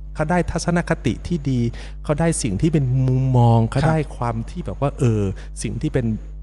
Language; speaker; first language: Thai; native; Thai